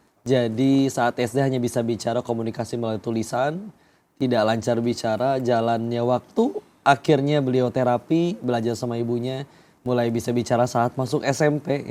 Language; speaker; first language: Indonesian; native; Indonesian